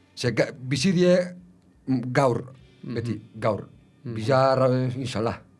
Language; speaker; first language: Basque; native; Basque